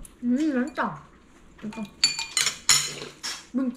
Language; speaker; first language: Korean; non-native, learner; Vietnamese